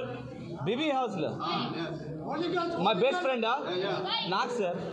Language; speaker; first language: Telugu; non-native, learner; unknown